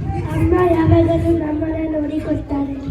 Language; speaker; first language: Kannada; early bilingual, heritage; Kannada